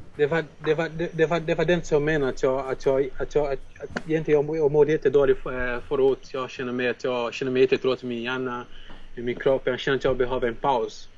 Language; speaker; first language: Swedish; non-native, fluent; Portuguese